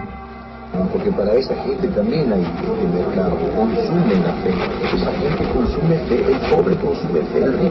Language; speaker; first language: Spanish; non-native, fluent; Portuguese